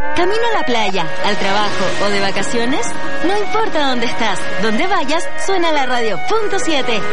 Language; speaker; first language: Spanish; native; Spanish